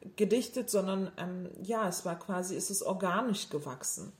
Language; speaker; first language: German; early bilingual, other home language; Turkish